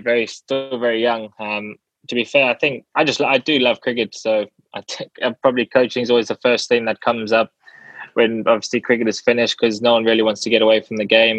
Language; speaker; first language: English; native; English